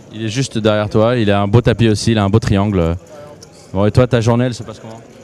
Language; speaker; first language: French; native; French